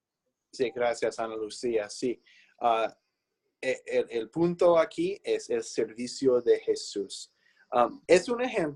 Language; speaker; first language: Spanish; non-native, fluent; English